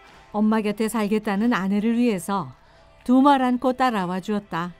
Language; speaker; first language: Korean; native; Korean